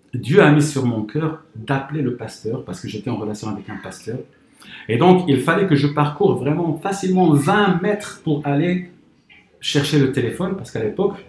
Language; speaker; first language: French; non-native, local second language; Arabic